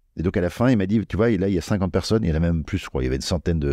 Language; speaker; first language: French; native; French